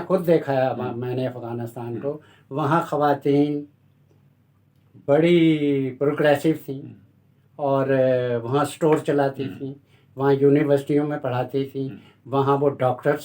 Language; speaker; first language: Urdu; non-native, local second language; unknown